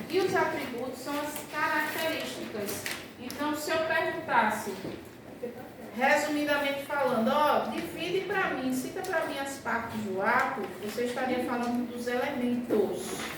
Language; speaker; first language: Portuguese; native; Portuguese